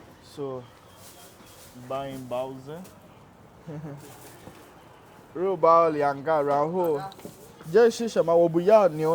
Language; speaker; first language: Chinese; non-native, learner; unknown